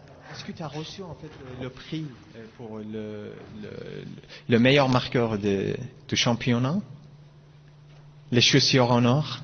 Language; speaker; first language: French; non-native, fluent; Persian